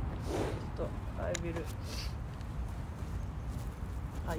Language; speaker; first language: English; non-native, fluent; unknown